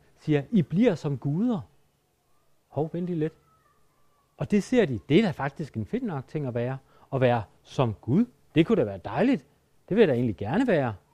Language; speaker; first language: Danish; native; Danish